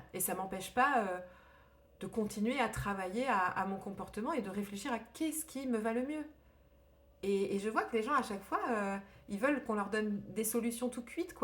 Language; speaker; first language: French; native; French